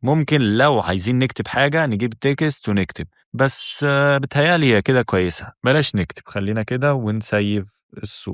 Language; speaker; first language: Arabic; native; Arabic